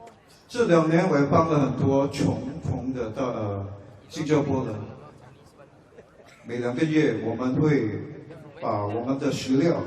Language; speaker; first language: Chinese; non-native, local second language; English